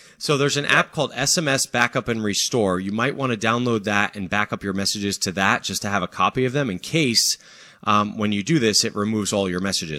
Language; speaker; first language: English; native; English